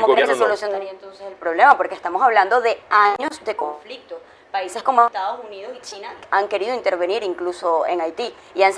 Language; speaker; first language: Spanish; native; Spanish